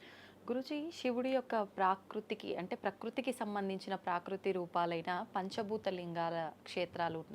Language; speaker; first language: Telugu; native; Telugu